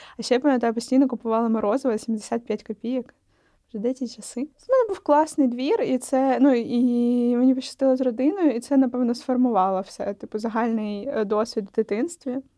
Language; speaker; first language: Ukrainian; non-native, local second language; Russian